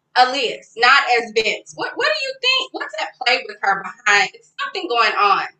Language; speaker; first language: English; native; English